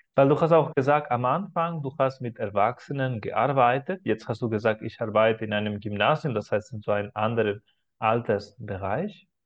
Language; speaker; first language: German; non-native, fluent; Spanish